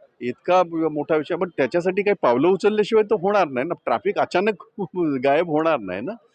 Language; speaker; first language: Marathi; native; Marathi